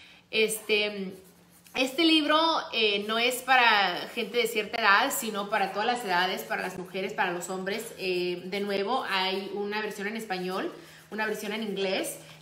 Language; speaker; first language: Spanish; early bilingual, heritage; Spanish